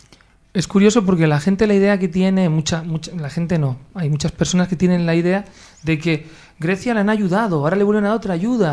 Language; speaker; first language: Spanish; native; Spanish